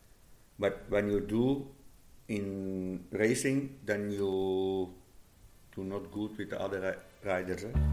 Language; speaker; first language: English; non-native, learner; Dutch